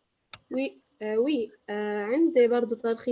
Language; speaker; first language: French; non-native, learner; Arabic